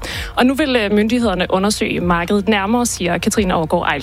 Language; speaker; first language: Danish; native; Danish